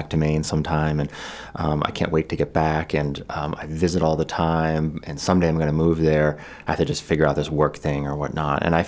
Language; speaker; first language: English; native; English